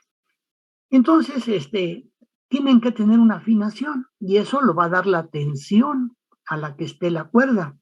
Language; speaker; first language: Spanish; native; Spanish